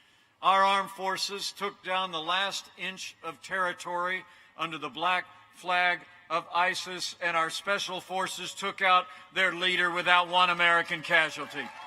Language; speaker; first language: English; native; English